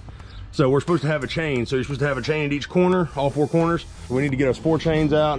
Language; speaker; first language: English; native; English